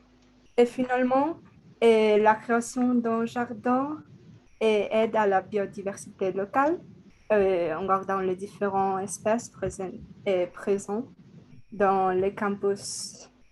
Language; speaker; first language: French; non-native, learner; Spanish